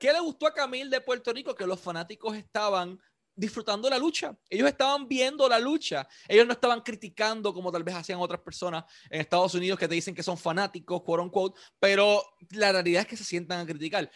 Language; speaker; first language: Spanish; native; Spanish